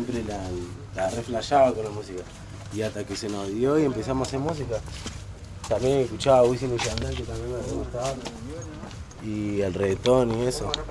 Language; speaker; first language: Spanish; native; Spanish